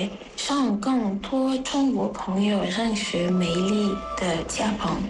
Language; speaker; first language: Chinese; non-native, learner; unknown